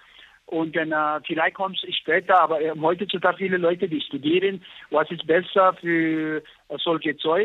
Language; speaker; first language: German; non-native, learner; Nepali